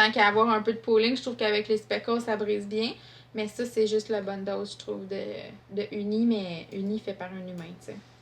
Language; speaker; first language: French; native; French